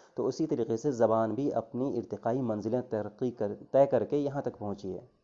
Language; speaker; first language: Urdu; native; Urdu